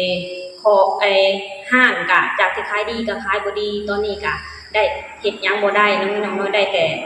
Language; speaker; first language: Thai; non-native, local second language; Northeastern Thai